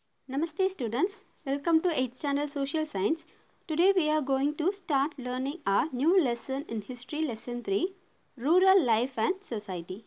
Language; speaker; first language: English; non-native, local second language; Tamil